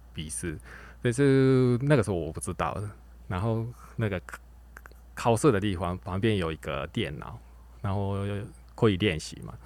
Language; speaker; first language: Chinese; non-native, fluent; Japanese